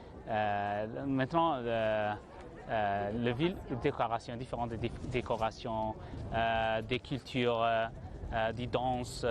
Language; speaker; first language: French; non-native, learner; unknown